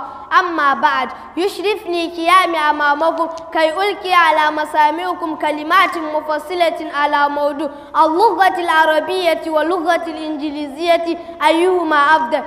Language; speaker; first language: Arabic; non-native, learner; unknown